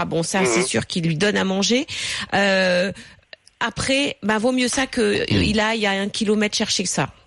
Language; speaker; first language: French; native; French